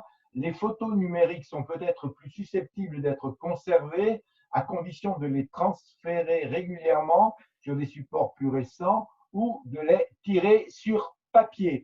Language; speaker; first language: French; native; French